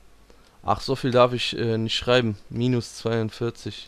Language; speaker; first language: German; native; German